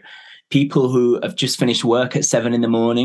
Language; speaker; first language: English; native; English